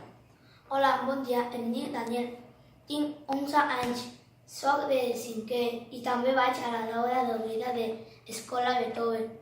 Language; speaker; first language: Catalan; non-native, learner; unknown